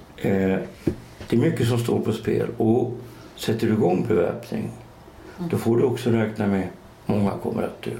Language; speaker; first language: Swedish; native; Swedish